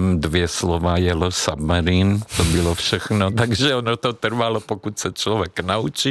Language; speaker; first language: Czech; non-native, fluent; Hungarian